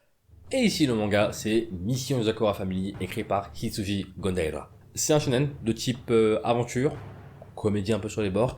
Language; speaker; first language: French; native; French